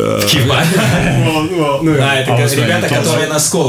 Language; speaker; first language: Russian; native; Russian